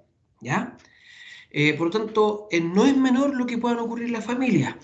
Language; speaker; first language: Spanish; native; Spanish